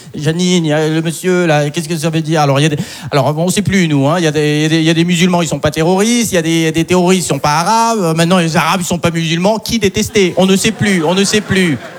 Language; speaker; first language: French; early bilingual, other home language; Arabic